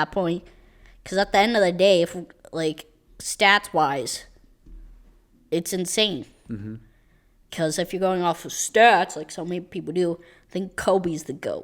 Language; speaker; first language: English; native; English